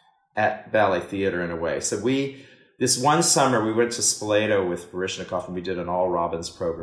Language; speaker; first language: English; native; English